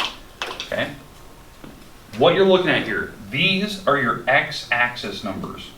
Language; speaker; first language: English; native; English